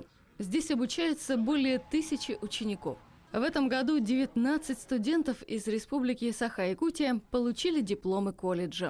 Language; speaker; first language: Russian; native; Russian